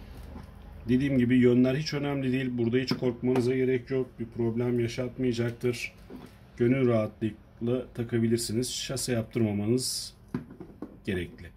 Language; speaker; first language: Turkish; native; Turkish